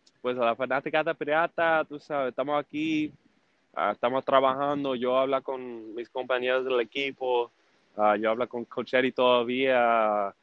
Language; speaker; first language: Spanish; early bilingual, heritage; English